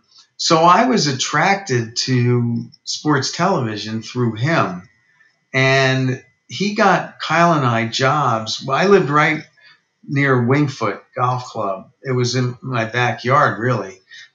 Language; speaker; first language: English; native; English